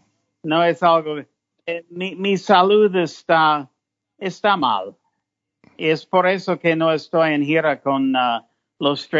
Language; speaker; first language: Spanish; non-native, fluent; English